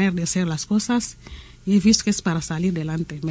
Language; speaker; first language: Spanish; non-native, learner; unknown